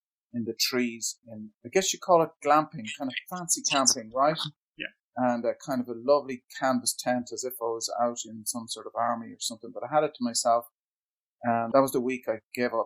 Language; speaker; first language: English; native; English